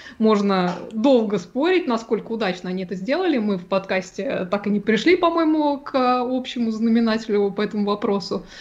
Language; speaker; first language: Russian; native; Russian